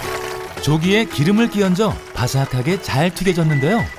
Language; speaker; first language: Korean; native; Korean